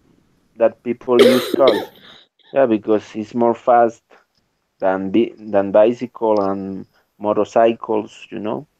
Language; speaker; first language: English; non-native, learner; Spanish